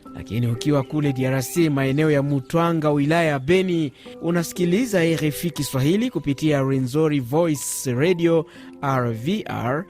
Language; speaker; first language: Swahili; native; Swahili